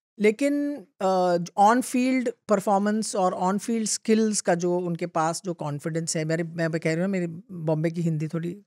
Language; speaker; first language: Hindi; non-native, local second language; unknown